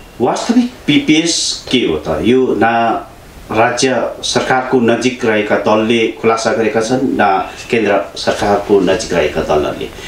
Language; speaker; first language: Nepali; native; Nepali